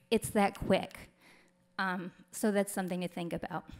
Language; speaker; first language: English; native; English